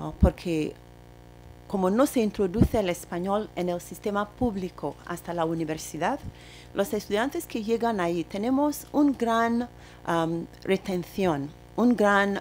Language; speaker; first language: Spanish; non-native, fluent; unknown